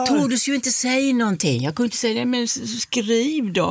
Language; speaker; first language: Swedish; native; Swedish